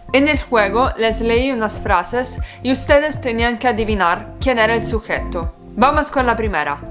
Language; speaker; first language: Spanish; non-native, fluent; Italian